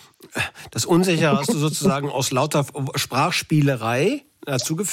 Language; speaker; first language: German; native; German